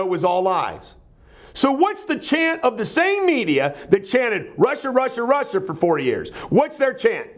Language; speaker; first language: English; native; English